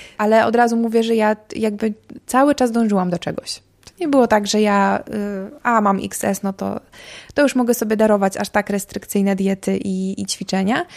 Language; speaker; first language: Polish; native; Polish